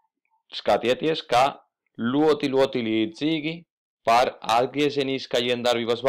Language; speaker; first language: Latvian; non-native, fluent; Spanish